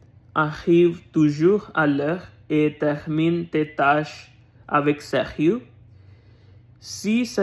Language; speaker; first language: French; non-native, learner; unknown